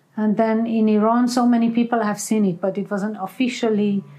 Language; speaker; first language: English; non-native, fluent; Persian